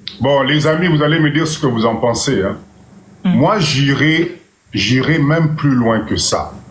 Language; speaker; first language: French; non-native, local second language; Lingala